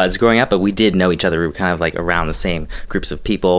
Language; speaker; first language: English; native; English